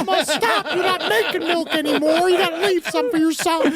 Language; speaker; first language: English; native; English